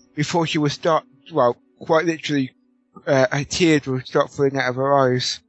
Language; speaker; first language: English; native; English